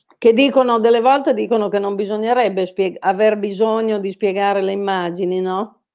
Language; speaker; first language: Italian; native; Italian